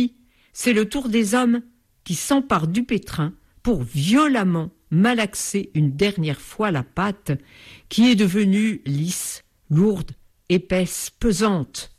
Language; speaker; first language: French; native; French